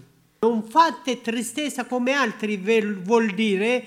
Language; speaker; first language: Italian; non-native, learner; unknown